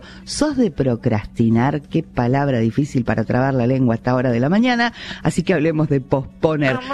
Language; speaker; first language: Spanish; native; Spanish